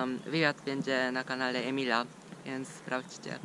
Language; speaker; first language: Polish; non-native, fluent; Japanese